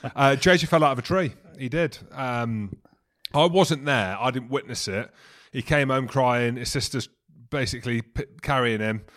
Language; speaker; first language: English; native; English